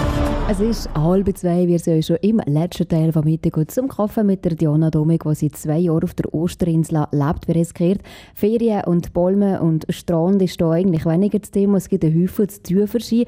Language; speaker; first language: German; native; German